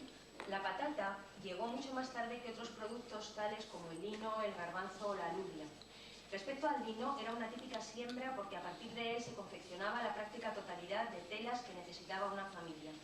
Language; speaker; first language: Spanish; native; Spanish